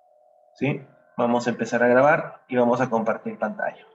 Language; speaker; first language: Spanish; native; Spanish